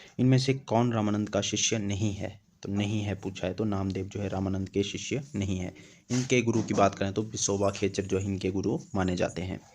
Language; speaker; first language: Hindi; native; Hindi